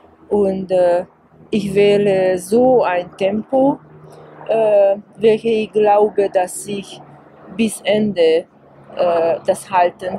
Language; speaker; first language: German; non-native, fluent; Hungarian